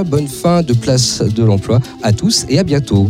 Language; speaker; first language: French; native; French